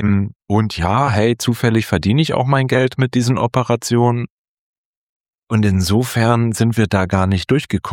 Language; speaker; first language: German; native; German